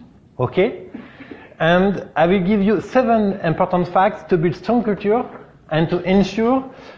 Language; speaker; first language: English; non-native, learner; French